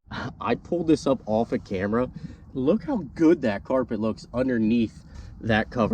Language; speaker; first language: English; native; English